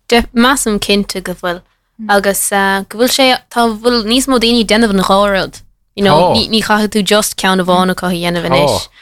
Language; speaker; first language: Irish; native; Irish